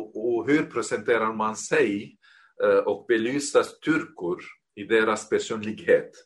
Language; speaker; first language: Swedish; non-native, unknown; Arabic